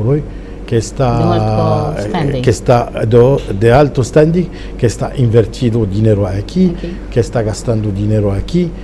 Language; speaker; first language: Spanish; non-native, fluent; Arabic